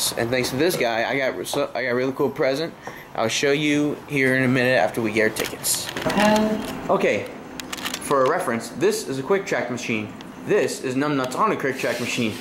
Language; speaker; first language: English; native; English